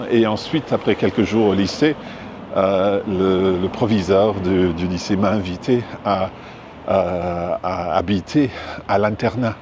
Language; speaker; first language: French; non-native, fluent; English